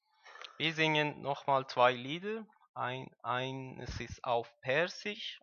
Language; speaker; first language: German; non-native, learner; Persian